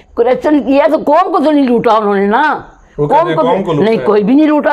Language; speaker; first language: Urdu; non-native, local second language; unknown